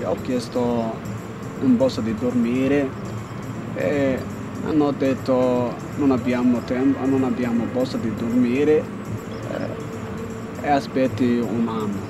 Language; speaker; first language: Italian; non-native, learner; Somali